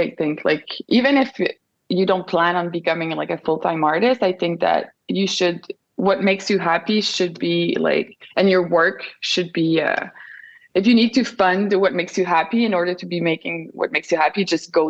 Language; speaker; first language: English; non-native, fluent; French